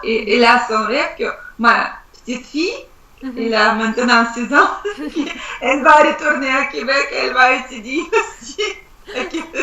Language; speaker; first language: French; non-native, learner; Russian